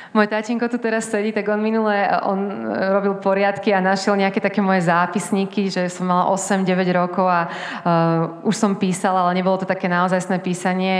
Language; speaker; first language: Slovak; early bilingual, heritage; Slovak